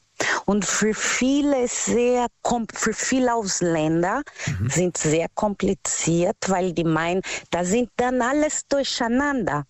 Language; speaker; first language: German; non-native, learner; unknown